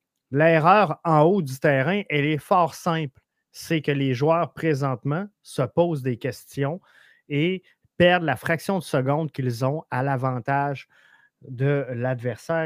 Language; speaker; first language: French; native; French